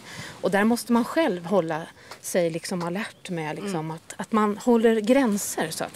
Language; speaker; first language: Swedish; native; Swedish